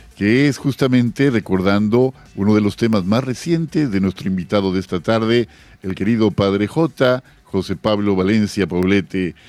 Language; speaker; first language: Spanish; native; Spanish